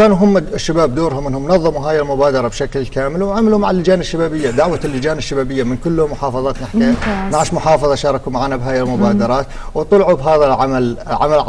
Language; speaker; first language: Arabic; native; Arabic